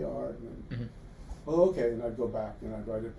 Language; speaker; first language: English; native; English